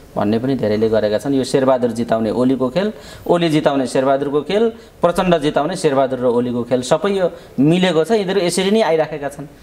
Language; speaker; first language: Nepali; native; Nepali